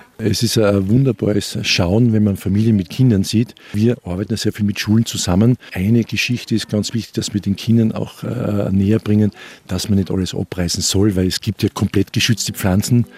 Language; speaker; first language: German; native; German